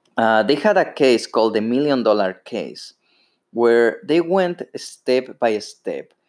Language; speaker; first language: English; non-native, fluent; Spanish